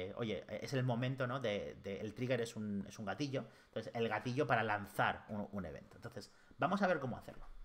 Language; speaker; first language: Spanish; native; Spanish